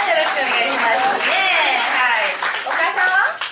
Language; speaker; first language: Japanese; non-native, fluent; Malay